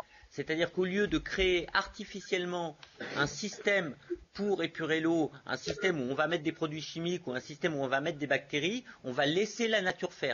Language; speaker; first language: French; native; French